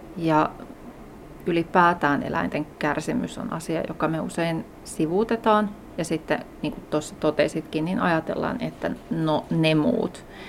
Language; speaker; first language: Finnish; native; Finnish